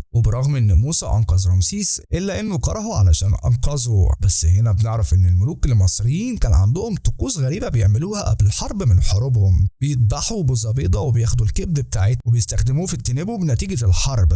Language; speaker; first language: Arabic; native; Arabic